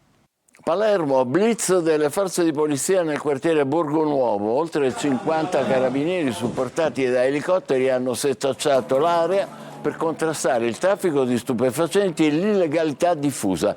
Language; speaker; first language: Italian; native; Italian